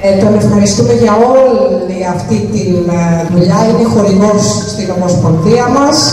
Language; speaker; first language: Greek; early bilingual, other home language; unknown